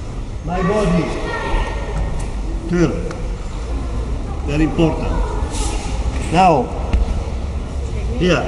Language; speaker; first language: English; non-native, learner; Italian